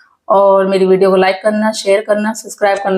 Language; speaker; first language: Hindi; native; Hindi